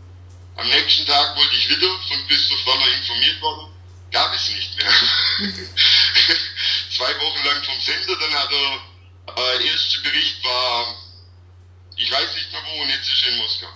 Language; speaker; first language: German; native; German